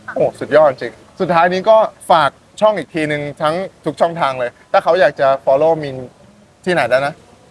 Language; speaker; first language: Thai; native; Thai